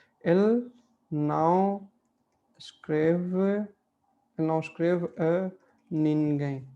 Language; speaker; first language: Portuguese; non-native, fluent; Hindi